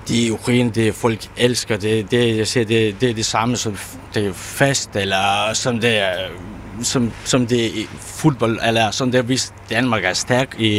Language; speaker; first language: Danish; non-native, learner; Ukrainian